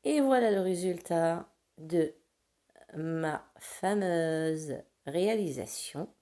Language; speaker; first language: French; non-native, local second language; Arabic